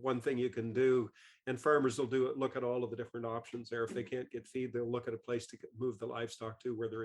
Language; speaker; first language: English; native; English